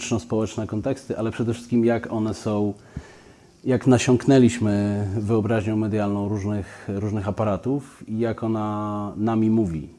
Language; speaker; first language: Polish; native; Polish